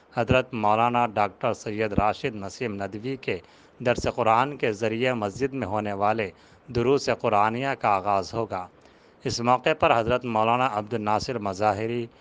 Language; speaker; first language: Urdu; native; Urdu